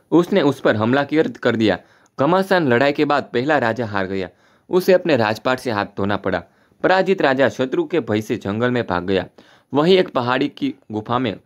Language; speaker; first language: Hindi; non-native, local second language; Gujarati